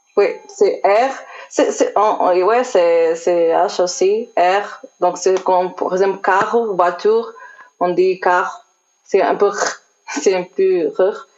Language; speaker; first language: French; non-native, learner; Portuguese